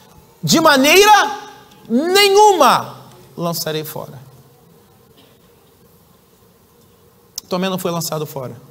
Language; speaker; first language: Portuguese; native; Portuguese